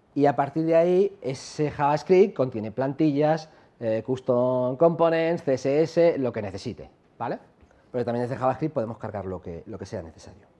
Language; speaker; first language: Spanish; native; Spanish